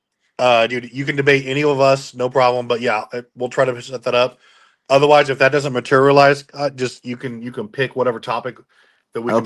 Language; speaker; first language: English; native; English